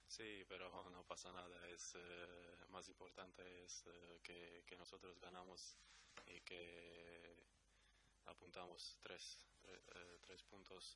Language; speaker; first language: Spanish; non-native, learner; Croatian